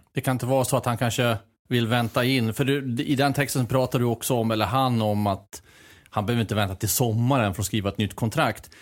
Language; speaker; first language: Swedish; native; Swedish